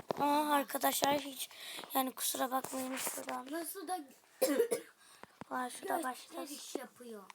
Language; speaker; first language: Turkish; native; Turkish